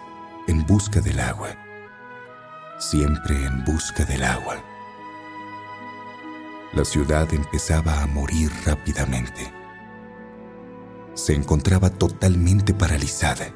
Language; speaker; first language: Spanish; native; Spanish